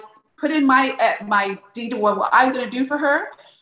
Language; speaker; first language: English; native; English